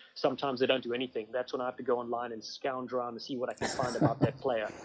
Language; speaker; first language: English; native; English